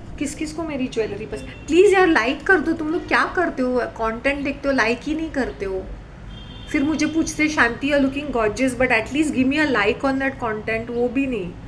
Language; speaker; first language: Hindi; native; Hindi